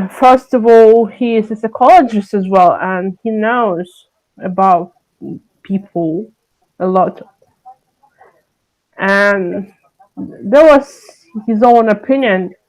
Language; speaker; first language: English; non-native, learner; French